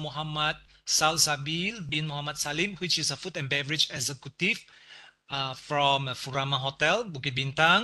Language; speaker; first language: English; non-native, local second language; Malay